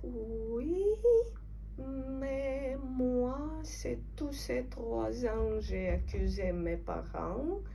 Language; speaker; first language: French; non-native, fluent; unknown